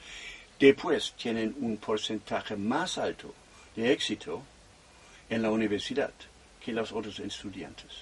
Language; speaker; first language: Spanish; non-native, fluent; German